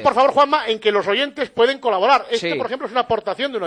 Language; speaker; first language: Spanish; native; Spanish